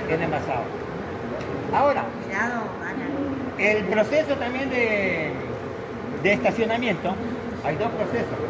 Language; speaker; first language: Spanish; native; Spanish